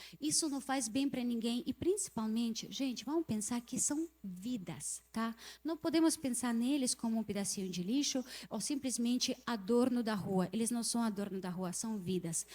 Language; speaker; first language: Portuguese; non-native, fluent; Russian